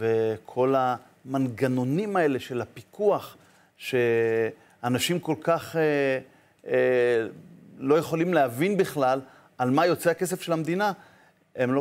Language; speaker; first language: Hebrew; native; Hebrew